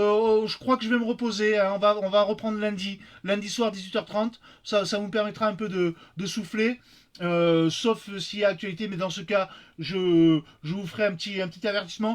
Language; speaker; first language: French; native; French